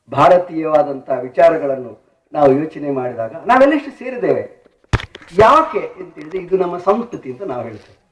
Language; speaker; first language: Kannada; non-native, local second language; Tulu